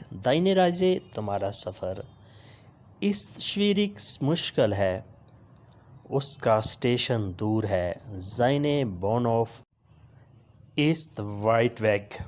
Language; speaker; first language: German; non-native, learner; Urdu